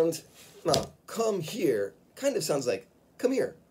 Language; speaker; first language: English; native; English